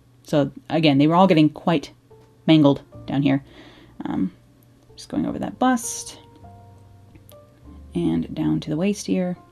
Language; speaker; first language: English; native; English